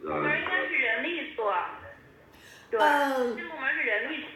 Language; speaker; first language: Chinese; native; Chinese